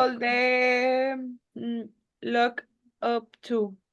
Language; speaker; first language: English; non-native, learner; Spanish